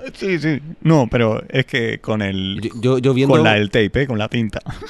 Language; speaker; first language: Spanish; native; Spanish